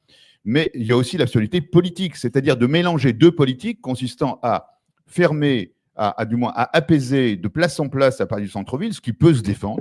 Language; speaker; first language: French; native; French